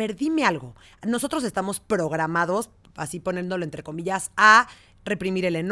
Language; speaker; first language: Spanish; native; Spanish